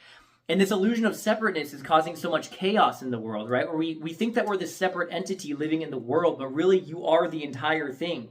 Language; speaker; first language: English; native; English